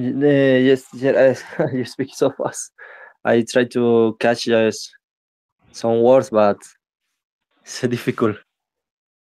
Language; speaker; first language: English; non-native, learner; Spanish